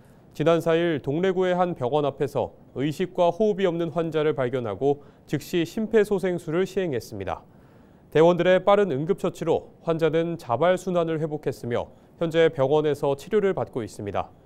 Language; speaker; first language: Korean; native; Korean